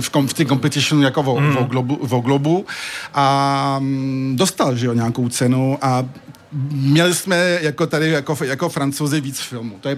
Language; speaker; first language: Czech; early bilingual, heritage; French